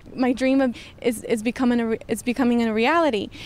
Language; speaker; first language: English; native; English